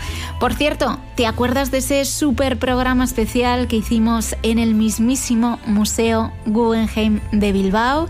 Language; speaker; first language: Spanish; native; Spanish